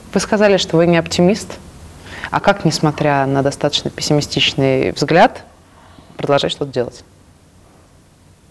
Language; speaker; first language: Russian; native; Russian